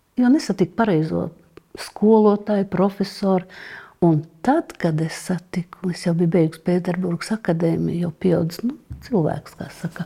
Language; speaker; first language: Latvian; native; Latvian